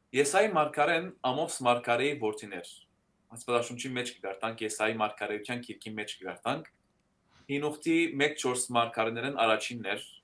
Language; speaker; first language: Armenian; early bilingual, heritage; Armenian